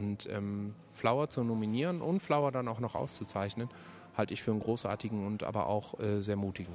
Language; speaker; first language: German; native; German